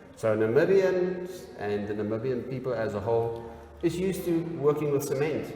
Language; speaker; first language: English; non-native, local second language; Afrikaans